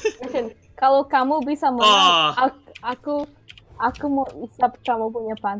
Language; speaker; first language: Indonesian; early bilingual, heritage; Indonesian